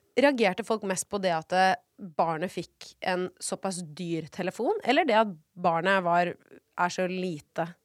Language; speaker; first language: Norwegian; native; Norwegian